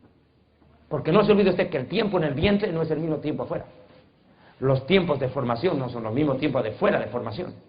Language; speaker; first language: Spanish; native; Spanish